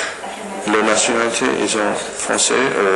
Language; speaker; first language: French; non-native, learner; English